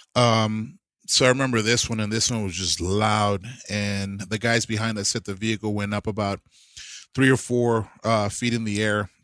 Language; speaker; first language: English; early bilingual, other home language; Spanish